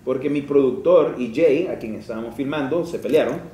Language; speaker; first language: Spanish; native; Spanish